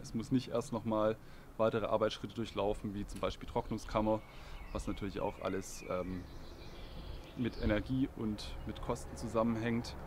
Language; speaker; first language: German; native; German